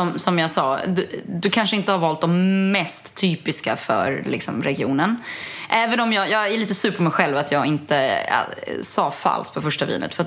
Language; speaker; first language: Swedish; early bilingual, other home language; German